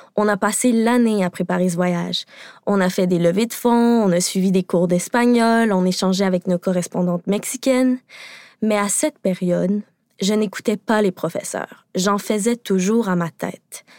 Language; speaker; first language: French; native; French